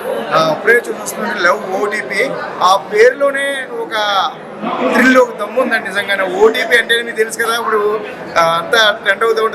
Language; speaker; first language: Telugu; native; Telugu